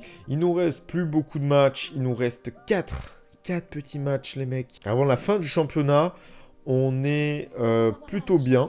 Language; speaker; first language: French; native; French